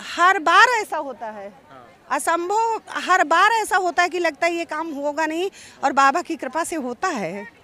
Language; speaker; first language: Hindi; native; Hindi